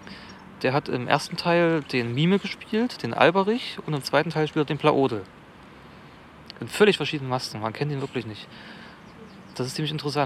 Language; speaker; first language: German; native; German